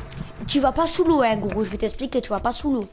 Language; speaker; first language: French; native; French